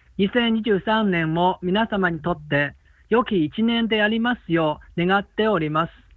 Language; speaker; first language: Japanese; non-native, fluent; Chinese